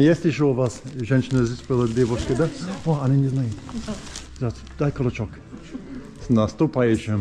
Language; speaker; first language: Russian; non-native, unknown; English